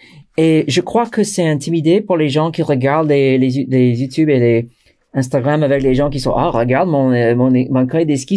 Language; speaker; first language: French; non-native, fluent; English